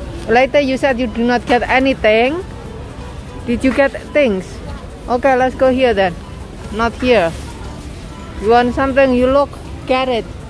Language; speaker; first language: English; non-native, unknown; Indonesian